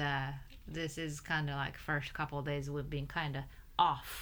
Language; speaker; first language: English; non-native, fluent; Japanese